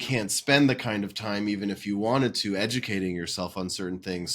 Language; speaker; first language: English; native; English